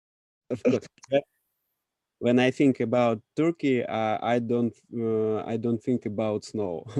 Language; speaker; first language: English; non-native, learner; Russian